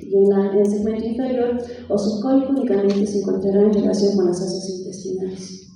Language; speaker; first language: Spanish; native; Spanish